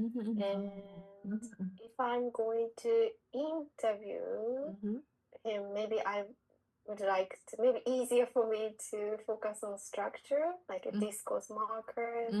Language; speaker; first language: English; non-native, learner; Japanese